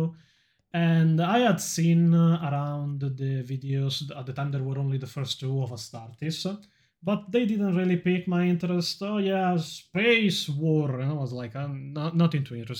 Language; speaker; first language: English; non-native, fluent; Italian